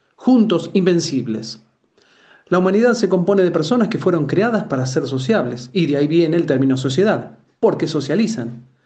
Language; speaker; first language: Spanish; native; Spanish